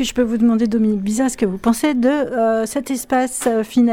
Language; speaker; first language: French; native; French